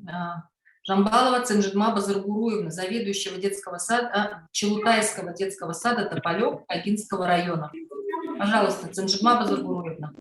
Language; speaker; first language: Russian; native; Russian